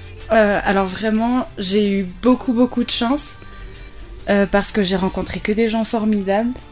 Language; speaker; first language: French; native; French